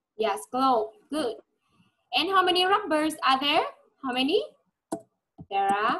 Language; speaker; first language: English; non-native, fluent; Vietnamese